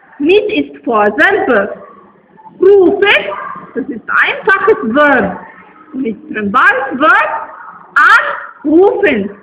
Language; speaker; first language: German; non-native, learner; Arabic